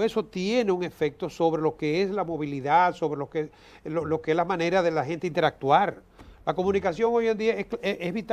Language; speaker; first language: Spanish; native; Spanish